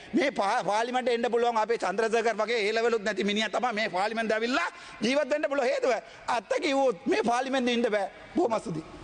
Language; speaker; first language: Sinhala; non-native, local second language; Tamil